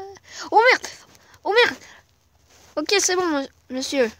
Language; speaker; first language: French; native; French